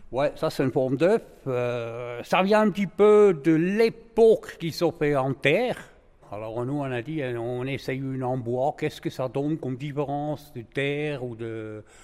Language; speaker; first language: French; non-native, local second language; Swiss German